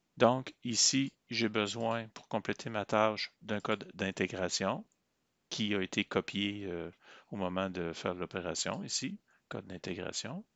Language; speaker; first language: French; native; French